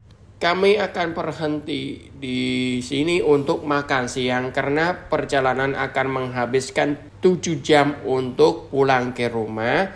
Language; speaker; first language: Indonesian; non-native, learner; Vietnamese